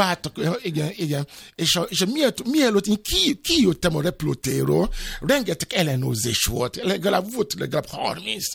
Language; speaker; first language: Hungarian; non-native, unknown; Yoruba